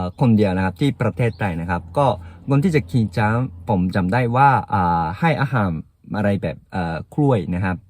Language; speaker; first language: Thai; non-native, fluent; Japanese